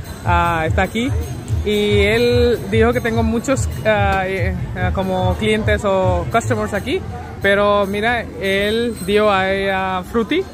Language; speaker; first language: Spanish; non-native, learner; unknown